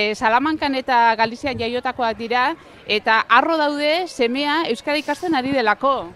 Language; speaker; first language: Basque; native; Basque